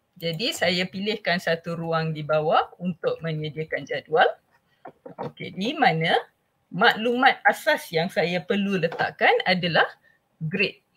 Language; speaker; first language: Malay; non-native, local second language; Tamil